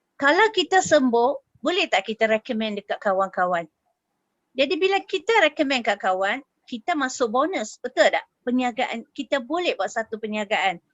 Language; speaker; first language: Malay; native; Malay